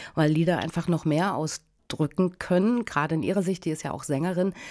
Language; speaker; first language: German; native; German